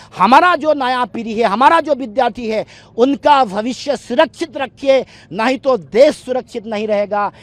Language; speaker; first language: Hindi; non-native, local second language; Assamese